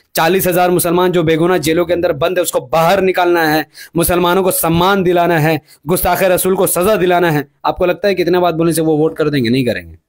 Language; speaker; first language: Hindi; non-native, local second language; Urdu